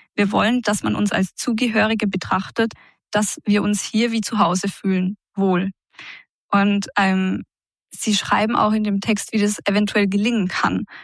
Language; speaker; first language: German; native; German